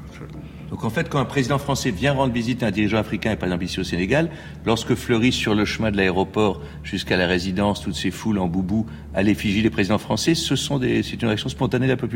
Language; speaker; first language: French; native; French